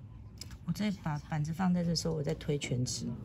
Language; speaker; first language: Chinese; native; Chinese